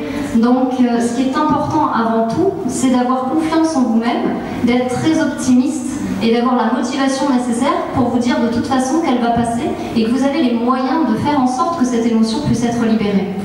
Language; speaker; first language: French; native; French